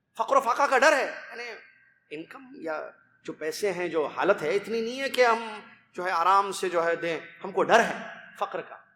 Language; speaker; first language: Urdu; native; Urdu